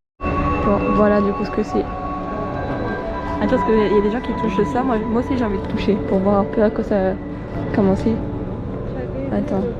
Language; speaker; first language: French; native; French